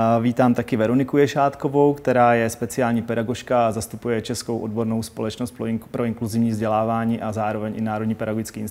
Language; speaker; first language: Czech; native; Czech